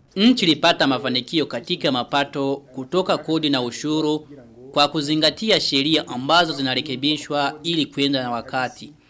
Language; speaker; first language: Swahili; non-native, local second language; Rundi